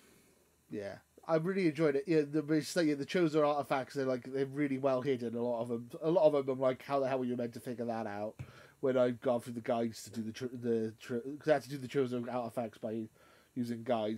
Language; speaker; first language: English; native; English